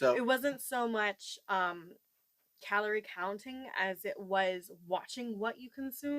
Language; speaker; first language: English; native; English